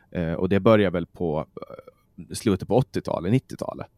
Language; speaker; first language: Swedish; native; Swedish